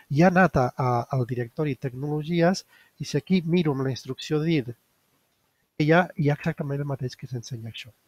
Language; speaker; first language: Catalan; non-native, local second language; Spanish